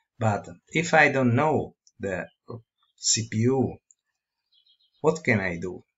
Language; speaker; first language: English; non-native, learner; Italian